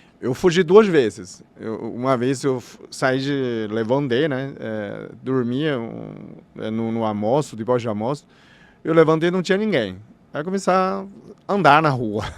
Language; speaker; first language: Portuguese; non-native, fluent; Chinese